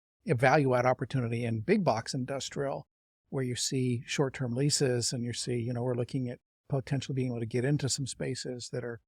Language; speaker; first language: English; native; English